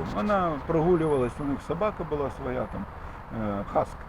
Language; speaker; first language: Ukrainian; non-native, fluent; Russian